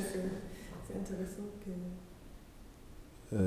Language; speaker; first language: French; non-native, fluent; German